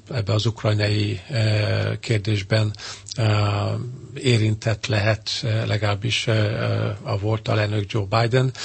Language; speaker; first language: Hungarian; native; Hungarian